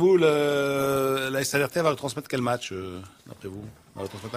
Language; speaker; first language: French; non-native, local second language; Arabic